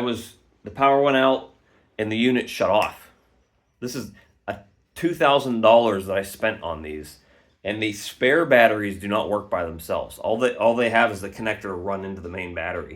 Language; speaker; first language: English; native; English